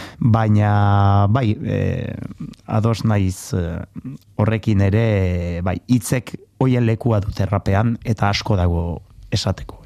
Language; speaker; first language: Basque; non-native, local second language; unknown